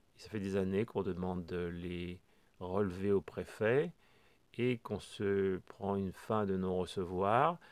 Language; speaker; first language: French; native; French